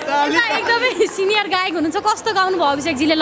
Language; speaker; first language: Nepali; native; Nepali